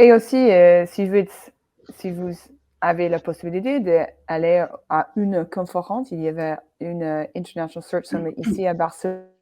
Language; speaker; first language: French; non-native, fluent; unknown